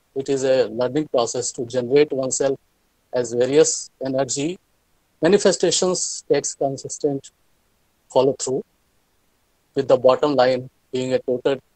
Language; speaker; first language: English; non-native, local second language; Hindi